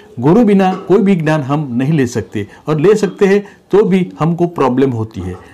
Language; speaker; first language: Hindi; non-native, local second language; Gujarati